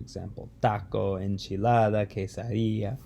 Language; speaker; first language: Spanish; non-native, fluent; English